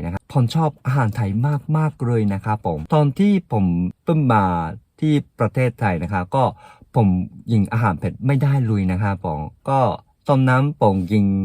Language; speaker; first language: Thai; non-native, fluent; Japanese